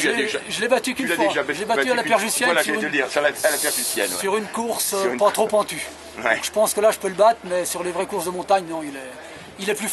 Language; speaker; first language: French; native; French